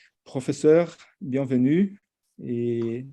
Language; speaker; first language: French; non-native, fluent; Portuguese